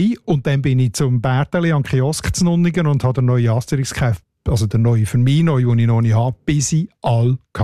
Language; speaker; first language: German; native; German